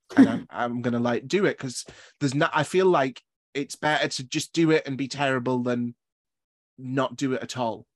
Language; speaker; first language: English; native; English